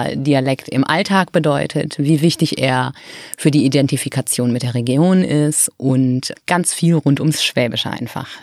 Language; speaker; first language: German; native; German